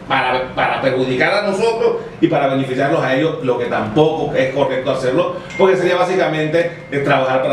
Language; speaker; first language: Spanish; native; Spanish